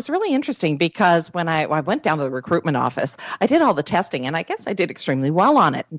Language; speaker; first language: English; native; English